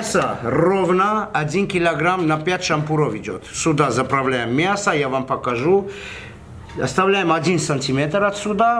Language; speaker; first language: Russian; non-native, fluent; Armenian